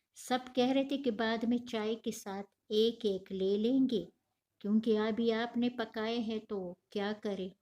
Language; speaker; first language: Urdu; non-native, local second language; Pashto